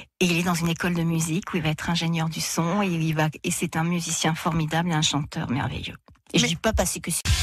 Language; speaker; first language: French; native; French